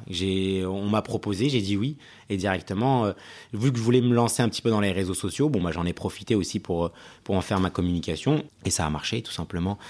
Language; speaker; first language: French; early bilingual, other home language; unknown